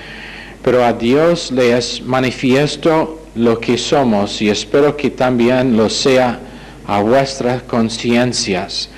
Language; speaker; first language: Spanish; non-native, fluent; English